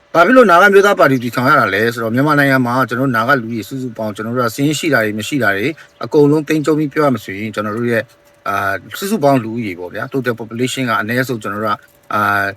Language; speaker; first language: Burmese; non-native, local second language; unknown